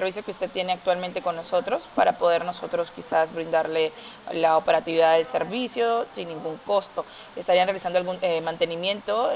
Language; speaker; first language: Spanish; native; Spanish